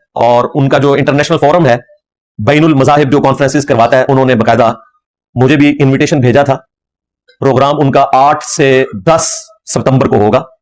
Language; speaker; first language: Urdu; non-native, local second language; Punjabi